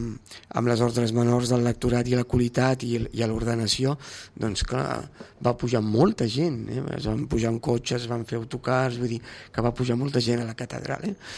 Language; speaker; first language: Catalan; native; Catalan